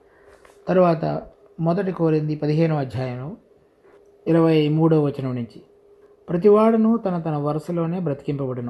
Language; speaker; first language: Telugu; native; Telugu